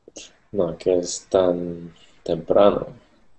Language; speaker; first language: Spanish; non-native, learner; English